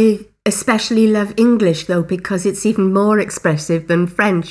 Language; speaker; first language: English; native; English